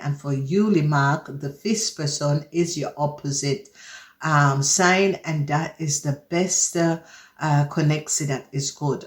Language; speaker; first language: Dutch; non-native, fluent; English